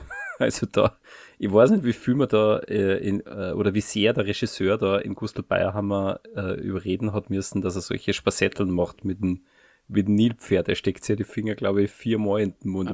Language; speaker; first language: German; native; German